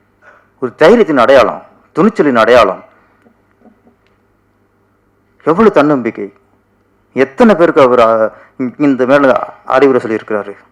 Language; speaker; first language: Tamil; native; Tamil